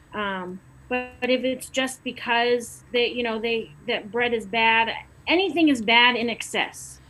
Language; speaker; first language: English; native; English